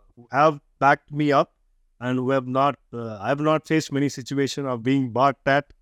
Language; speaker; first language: English; non-native, local second language; Tamil